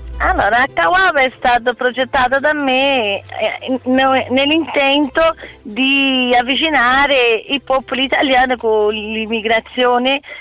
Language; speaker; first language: Italian; non-native, fluent; Portuguese